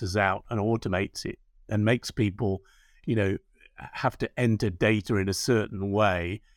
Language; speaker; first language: English; native; English